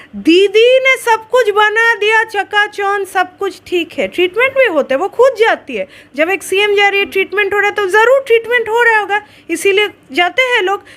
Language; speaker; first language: Hindi; non-native, local second language; Bangla